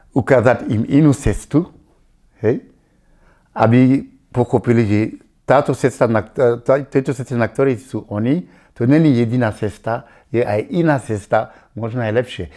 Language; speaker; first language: Slovak; non-native, fluent; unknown